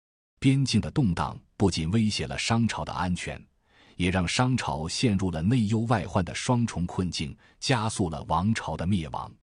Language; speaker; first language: Chinese; native; Chinese